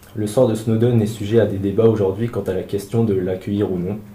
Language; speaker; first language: French; native; French